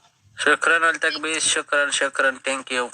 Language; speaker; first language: Arabic; non-native, learner; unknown